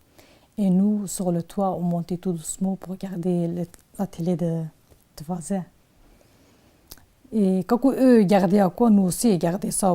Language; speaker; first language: French; non-native, learner; Turkish